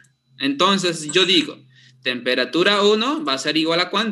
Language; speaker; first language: Spanish; native; Spanish